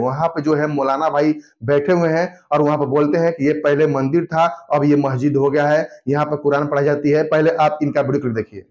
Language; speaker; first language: Hindi; native; Hindi